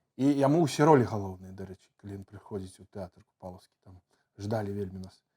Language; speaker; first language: Belarusian; native; Belarusian